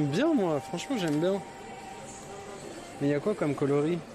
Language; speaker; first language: French; native; French